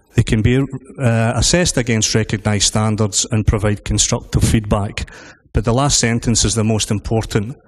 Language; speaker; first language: English; native; English